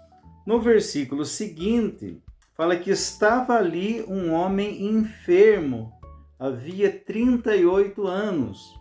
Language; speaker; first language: Portuguese; native; Portuguese